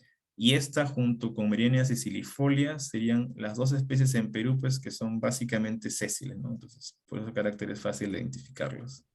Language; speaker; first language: Spanish; native; Spanish